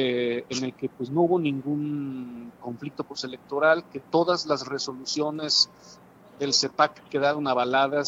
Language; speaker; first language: Spanish; native; Spanish